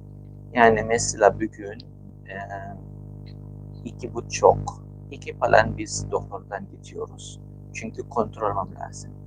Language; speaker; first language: Turkish; non-native, learner; Filipino